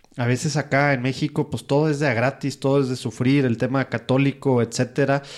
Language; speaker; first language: Spanish; native; Spanish